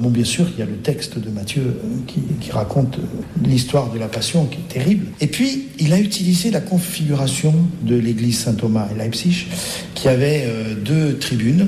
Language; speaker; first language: French; native; French